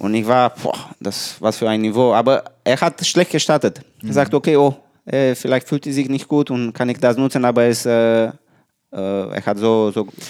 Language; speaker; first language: German; non-native, learner; Romanian